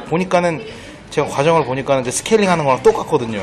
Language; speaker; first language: Korean; native; Korean